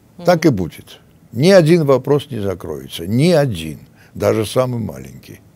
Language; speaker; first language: Russian; non-native, local second language; Armenian